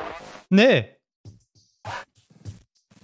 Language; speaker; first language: Korean; non-native, fluent; German